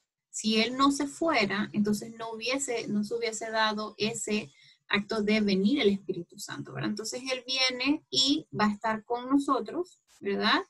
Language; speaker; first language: Spanish; native; Spanish